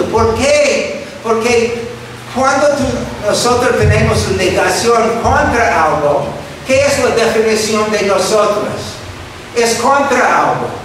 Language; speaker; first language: Spanish; non-native, fluent; English